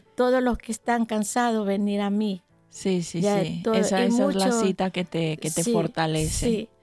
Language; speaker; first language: Spanish; native; Spanish